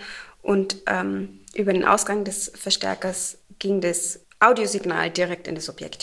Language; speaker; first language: German; native; German